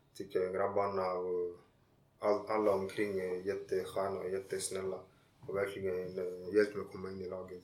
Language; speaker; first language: Swedish; early bilingual, other home language; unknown